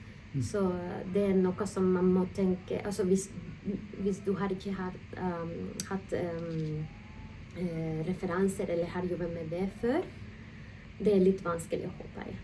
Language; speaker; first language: Norwegian; non-native, fluent; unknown